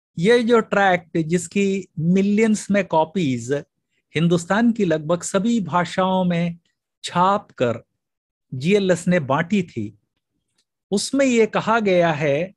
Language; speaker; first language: Hindi; native; Hindi